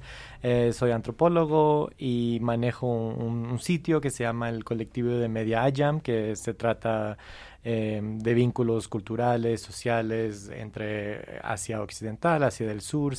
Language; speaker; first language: Spanish; non-native, fluent; English